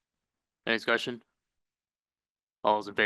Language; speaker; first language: English; native; English